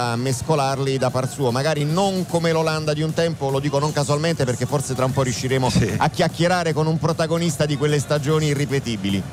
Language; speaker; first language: Italian; native; Italian